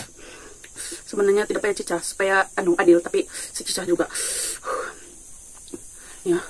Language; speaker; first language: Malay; non-native, local second language; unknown